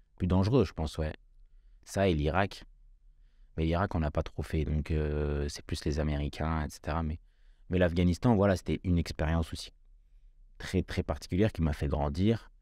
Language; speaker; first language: French; early bilingual, other home language; Kabyle